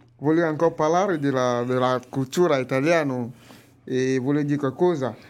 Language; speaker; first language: Italian; non-native, learner; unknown